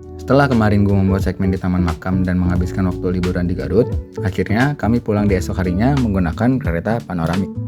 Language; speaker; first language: Indonesian; native; Indonesian